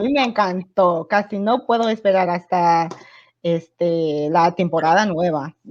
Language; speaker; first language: Spanish; non-native, fluent; English